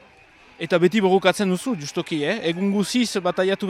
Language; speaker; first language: Basque; native; Basque